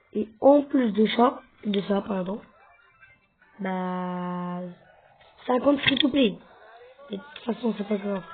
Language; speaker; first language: French; native; French